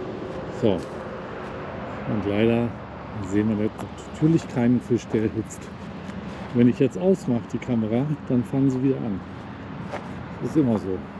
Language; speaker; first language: German; native; German